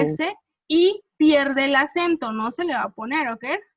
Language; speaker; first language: Spanish; non-native, fluent; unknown